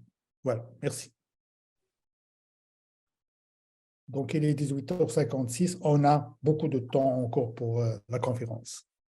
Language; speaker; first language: French; non-native, local second language; Arabic